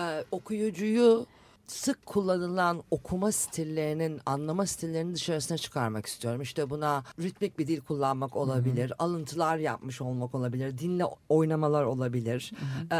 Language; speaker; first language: Turkish; native; Turkish